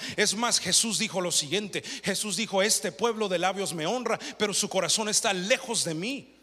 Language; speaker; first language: Spanish; early bilingual, heritage; Spanish